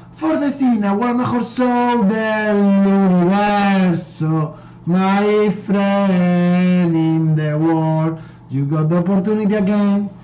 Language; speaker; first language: English; non-native, learner; Spanish